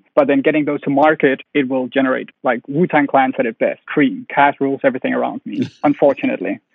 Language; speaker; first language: English; non-native, fluent; Danish